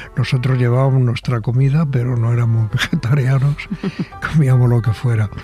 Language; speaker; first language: Spanish; native; Spanish